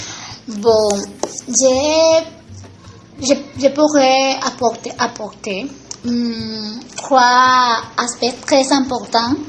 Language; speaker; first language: French; non-native, learner; Spanish